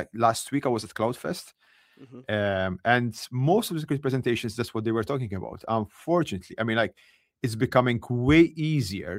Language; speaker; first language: English; non-native, local second language; Maltese